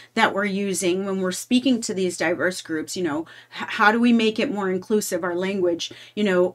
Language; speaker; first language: English; native; English